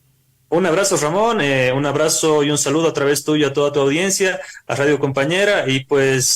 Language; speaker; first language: Spanish; native; Spanish